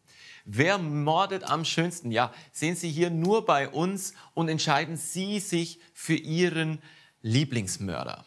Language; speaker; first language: German; native; German